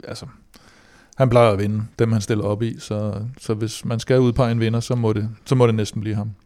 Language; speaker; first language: Danish; native; Danish